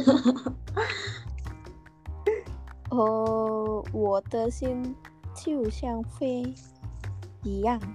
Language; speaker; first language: Chinese; non-native, learner; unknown